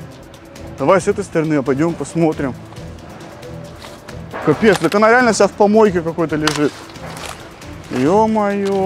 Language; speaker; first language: Russian; native; Russian